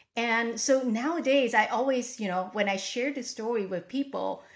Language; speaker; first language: English; non-native, local second language; Cantonese